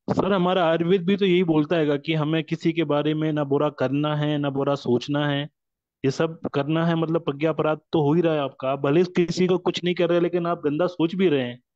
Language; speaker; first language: Hindi; non-native, local second language; Marathi